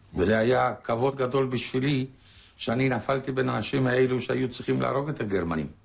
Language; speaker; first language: Hebrew; non-native, fluent; Polish